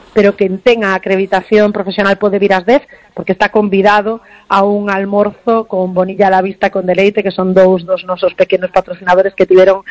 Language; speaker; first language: Spanish; non-native, local second language; Galician